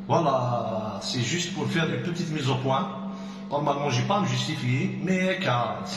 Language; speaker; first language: French; non-native, local second language; Arabic